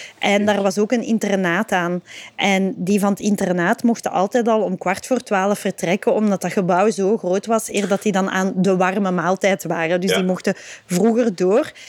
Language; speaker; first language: Dutch; native; Dutch